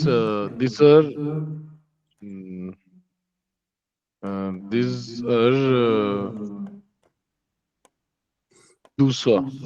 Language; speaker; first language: English; non-native, local second language; Hindi